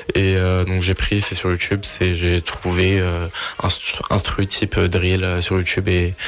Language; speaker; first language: French; native; French